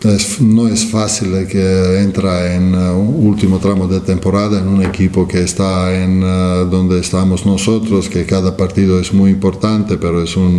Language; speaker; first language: Spanish; non-native, fluent; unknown